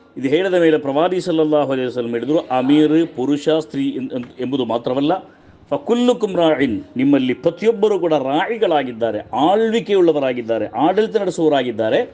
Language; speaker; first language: Kannada; non-native, local second language; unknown